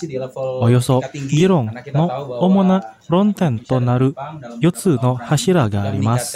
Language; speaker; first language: Japanese; non-native, fluent; Indonesian